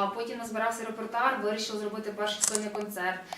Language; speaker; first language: Ukrainian; native; Ukrainian